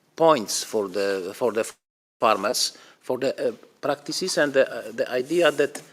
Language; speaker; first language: English; non-native, fluent; Polish